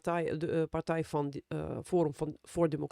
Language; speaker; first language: Dutch; non-native, fluent; Russian